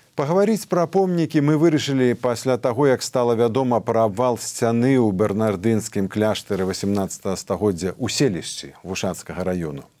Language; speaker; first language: Belarusian; native; Belarusian